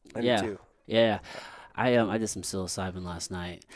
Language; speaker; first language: English; native; English